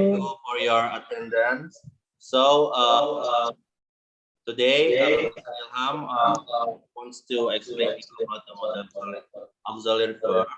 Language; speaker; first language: English; non-native, learner; Indonesian